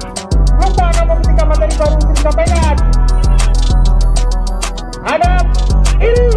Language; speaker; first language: Indonesian; native; Indonesian